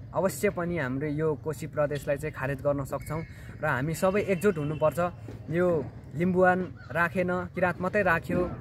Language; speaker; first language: Nepali; non-native, local second language; Limbu